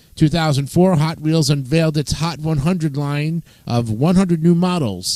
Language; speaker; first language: English; native; English